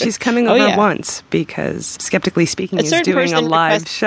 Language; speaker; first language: English; native; English